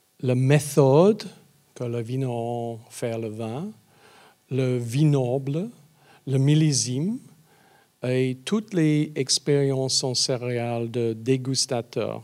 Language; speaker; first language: French; non-native, learner; English